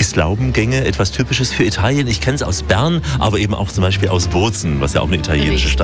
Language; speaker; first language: German; native; German